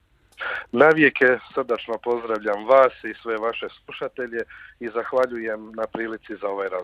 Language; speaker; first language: Croatian; native; Croatian